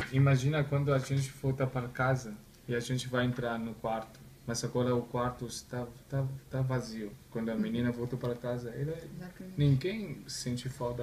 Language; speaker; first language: Portuguese; non-native, learner; Chinese